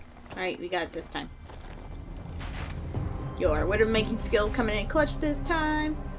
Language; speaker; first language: English; native; English